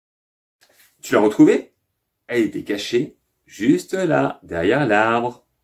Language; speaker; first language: French; native; French